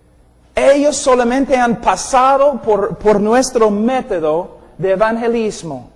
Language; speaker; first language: Spanish; non-native, fluent; English